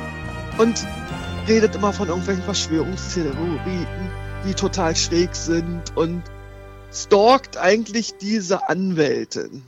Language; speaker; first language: German; native; German